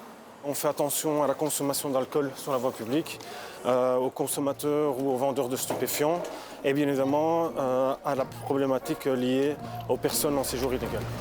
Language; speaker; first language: French; native; French